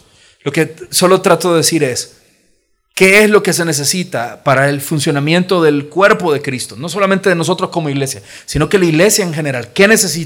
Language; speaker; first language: Spanish; native; Spanish